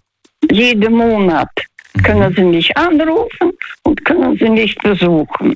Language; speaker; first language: German; non-native, fluent; Russian